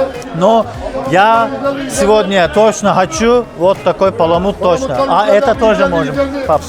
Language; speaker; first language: Russian; non-native, fluent; Turkish